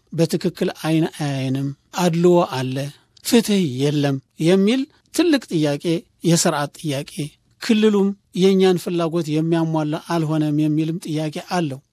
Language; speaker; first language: Amharic; non-native, local second language; Tigrinya